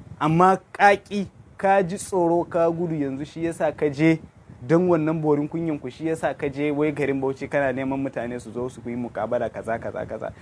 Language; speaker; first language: Hausa; non-native, local second language; Kanuri